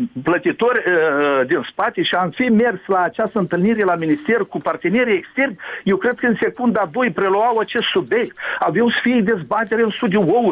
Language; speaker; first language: Romanian; native; Romanian